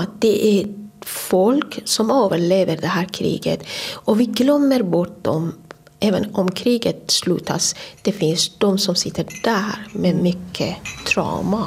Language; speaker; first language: Swedish; non-native, fluent; Persian